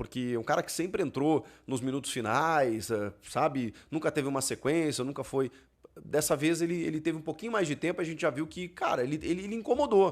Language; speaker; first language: Portuguese; native; Portuguese